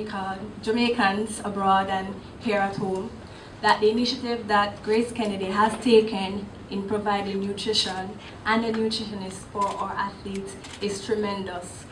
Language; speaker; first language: English; non-native, local second language; Jamaican Creole English